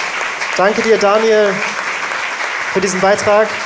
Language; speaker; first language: German; native; German